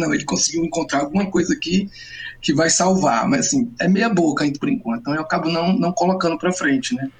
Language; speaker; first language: Portuguese; native; Portuguese